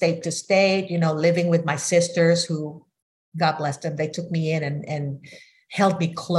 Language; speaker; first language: English; non-native, local second language; Filipino